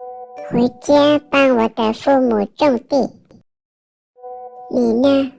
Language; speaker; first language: Chinese; non-native, learner; Lao